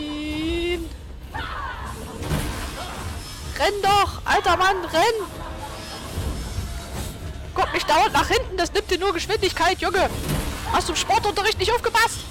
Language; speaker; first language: German; native; German